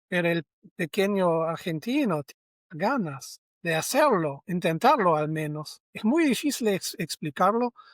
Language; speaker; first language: Spanish; non-native, fluent; German